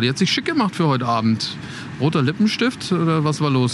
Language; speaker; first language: German; native; German